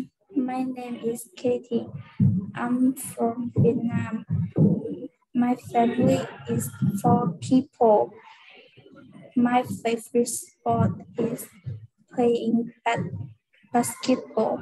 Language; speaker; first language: English; non-native, learner; Vietnamese